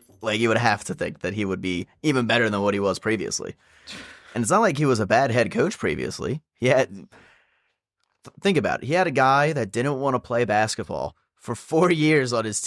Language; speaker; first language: English; native; English